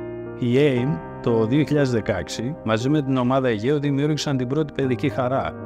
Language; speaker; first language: Greek; native; Greek